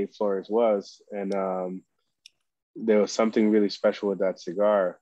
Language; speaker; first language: English; early bilingual, other home language; Spanish